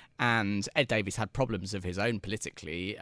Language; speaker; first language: English; native; English